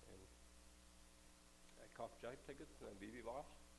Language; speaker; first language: German; non-native, learner; Plautdietsch